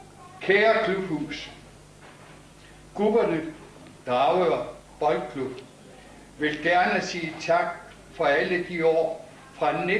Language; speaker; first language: Danish; native; Danish